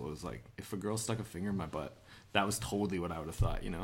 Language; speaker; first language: English; native; English